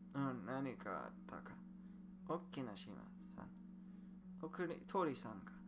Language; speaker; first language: Japanese; non-native, learner; English